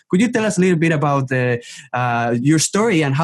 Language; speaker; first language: English; non-native, fluent; Spanish